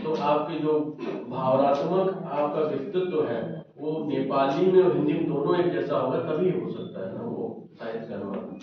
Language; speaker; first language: Hindi; native; Hindi